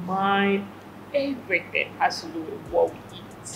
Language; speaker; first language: English; non-native, fluent; French